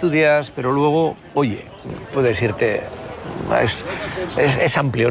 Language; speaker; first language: Spanish; native; Spanish